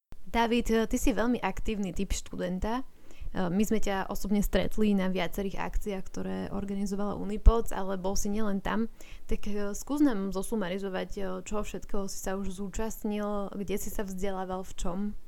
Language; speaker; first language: Slovak; native; Slovak